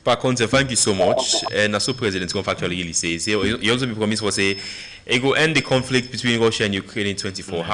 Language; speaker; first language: English; non-native, local second language; Krio